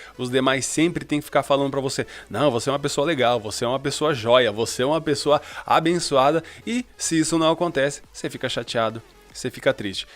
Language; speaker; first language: Portuguese; early bilingual, other home language; Spanish